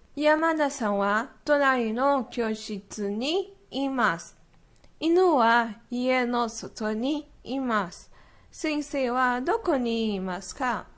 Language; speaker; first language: Japanese; non-native, learner; Portuguese